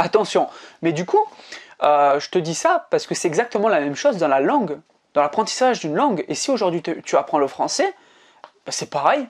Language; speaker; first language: French; native; French